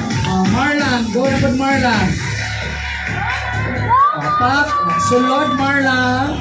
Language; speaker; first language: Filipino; non-native, local second language; Cebuano